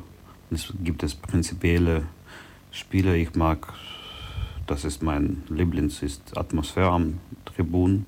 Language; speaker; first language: German; non-native, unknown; Russian